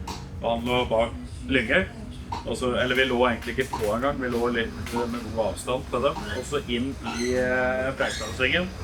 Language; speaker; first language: Norwegian; native; Norwegian